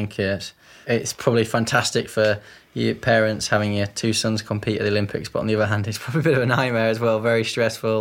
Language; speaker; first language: English; native; English